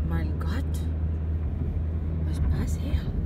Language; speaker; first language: German; non-native, learner; Russian